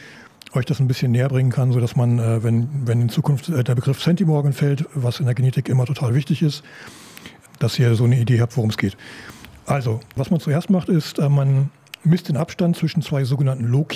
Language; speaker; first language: German; native; German